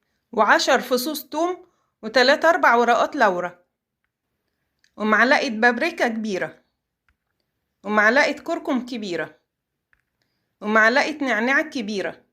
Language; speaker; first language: Arabic; native; Arabic